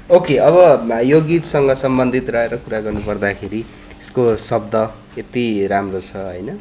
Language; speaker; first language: Nepali; native; Nepali